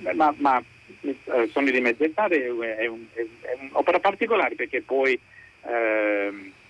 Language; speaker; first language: Italian; non-native, fluent; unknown